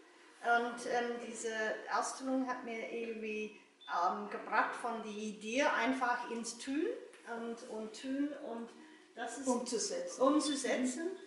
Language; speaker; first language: German; non-native, learner; English